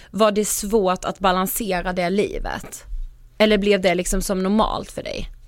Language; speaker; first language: Swedish; native; Swedish